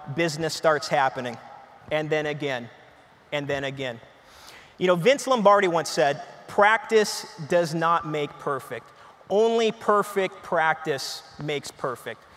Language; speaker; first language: English; native; English